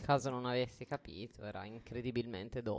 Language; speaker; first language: Italian; native; Italian